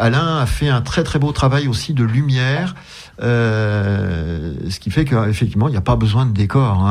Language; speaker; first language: French; native; French